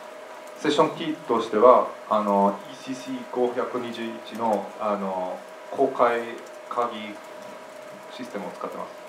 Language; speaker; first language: Japanese; non-native, fluent; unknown